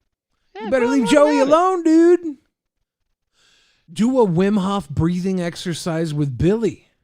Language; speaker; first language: English; native; English